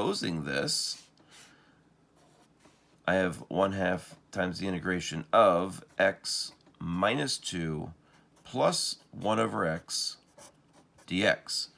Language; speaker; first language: English; native; English